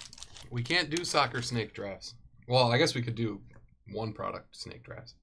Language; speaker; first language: English; native; English